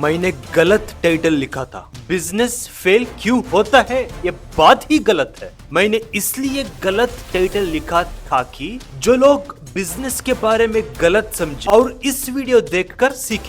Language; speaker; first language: Hindi; non-native, local second language; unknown